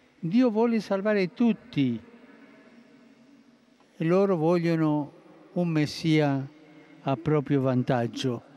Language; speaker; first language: Italian; non-native, fluent; Spanish